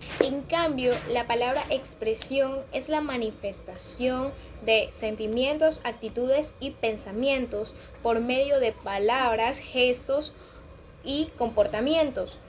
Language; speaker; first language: Spanish; native; Spanish